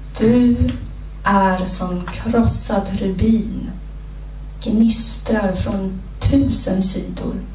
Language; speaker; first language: Swedish; native; Swedish